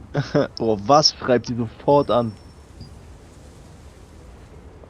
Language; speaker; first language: German; native; German